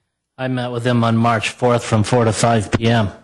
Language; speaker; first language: English; native; English